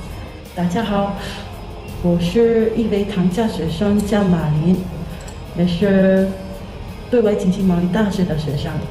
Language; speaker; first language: Chinese; non-native, learner; Tongan